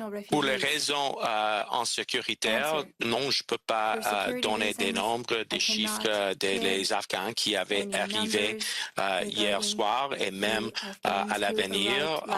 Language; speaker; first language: French; non-native, local second language; English